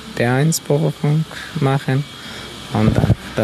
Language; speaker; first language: German; non-native, learner; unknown